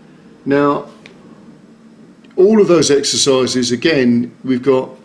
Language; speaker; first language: English; native; English